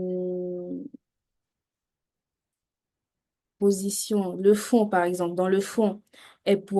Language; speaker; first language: French; native; French